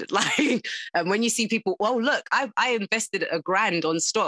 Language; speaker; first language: English; native; English